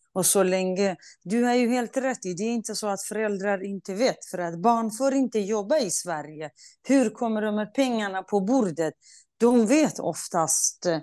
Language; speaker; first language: Swedish; non-native, fluent; Kurdish